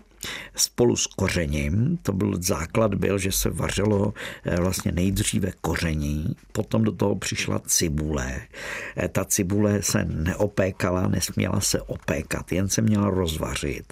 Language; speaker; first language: Czech; native; Czech